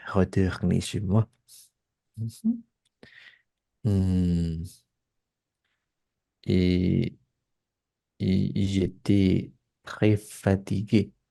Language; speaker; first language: French; non-native, learner; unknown